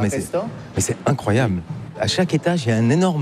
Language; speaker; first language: French; native; French